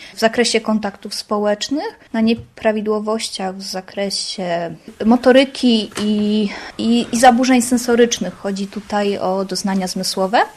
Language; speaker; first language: Polish; native; Polish